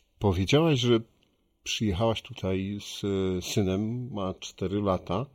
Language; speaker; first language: Polish; native; Polish